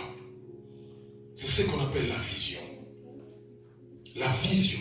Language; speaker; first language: French; non-native, local second language; Lingala